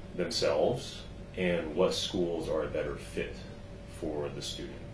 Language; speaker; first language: English; early bilingual, other home language; Chinese